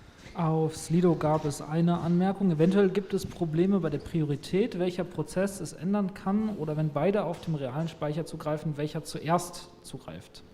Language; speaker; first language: German; native; German